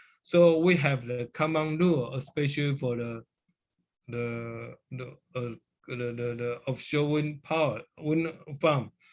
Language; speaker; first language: English; non-native, learner; Chinese